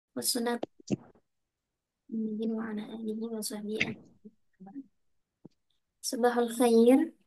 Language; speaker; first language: Arabic; non-native, fluent; Indonesian